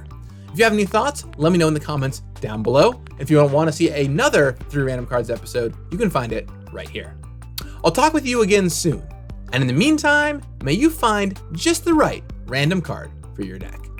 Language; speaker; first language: English; native; English